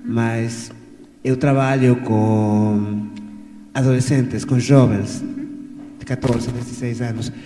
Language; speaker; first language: Portuguese; non-native, fluent; Spanish